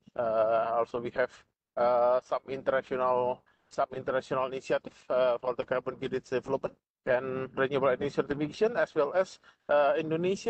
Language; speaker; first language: English; non-native, fluent; Indonesian